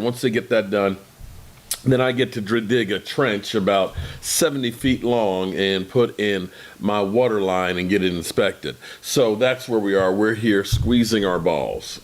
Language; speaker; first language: English; native; English